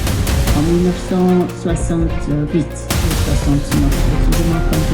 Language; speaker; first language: French; non-native, fluent; Persian